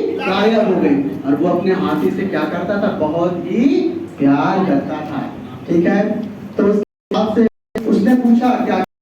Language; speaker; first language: Hindi; native; Hindi